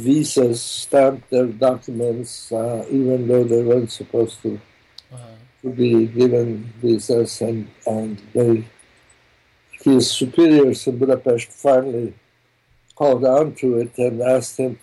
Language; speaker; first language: English; non-native, fluent; German